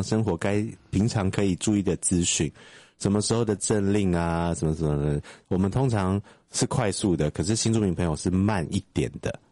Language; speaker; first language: Chinese; native; Chinese